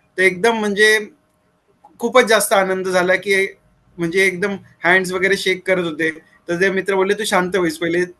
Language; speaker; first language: Marathi; native; Marathi